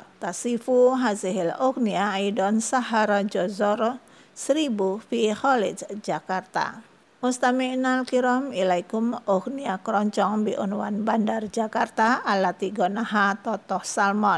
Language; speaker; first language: Arabic; non-native, fluent; Indonesian